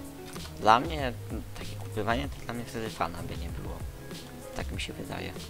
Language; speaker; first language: Polish; native; Polish